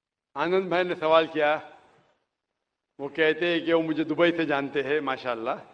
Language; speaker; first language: Hindi; native; Hindi